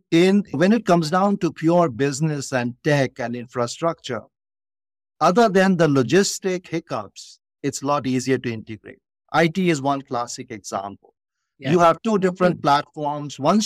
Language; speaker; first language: English; non-native, local second language; Bangla